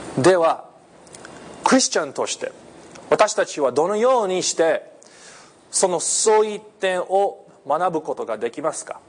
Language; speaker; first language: Japanese; non-native, fluent; English